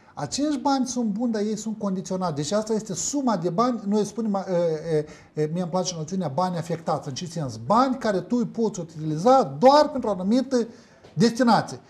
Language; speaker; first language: Romanian; native; Romanian